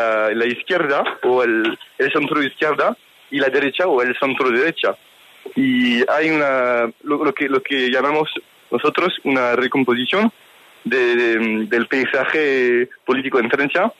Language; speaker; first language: Spanish; non-native, fluent; French